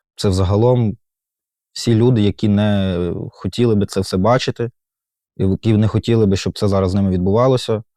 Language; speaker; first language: Ukrainian; native; Ukrainian